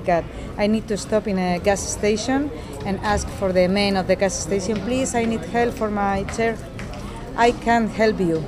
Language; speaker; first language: English; non-native, learner; Spanish